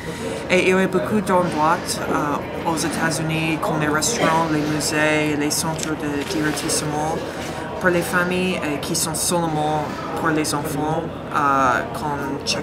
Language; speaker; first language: French; non-native, learner; English